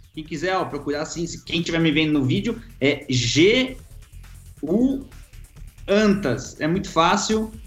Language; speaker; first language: Portuguese; early bilingual, other home language; Spanish